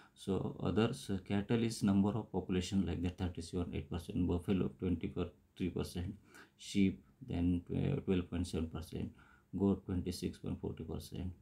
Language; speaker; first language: English; non-native, local second language; Marathi